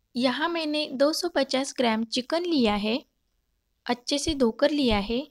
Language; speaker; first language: Hindi; non-native, local second language; Marathi